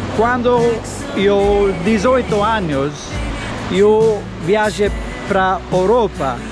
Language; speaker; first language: Portuguese; non-native, learner; Punjabi